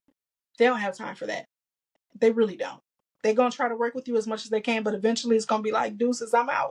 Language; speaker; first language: English; native; English